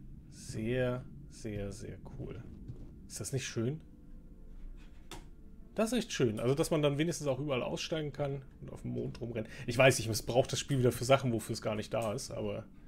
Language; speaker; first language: German; native; German